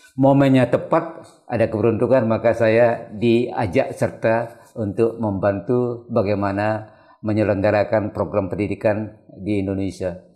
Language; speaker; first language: Indonesian; non-native, local second language; Malay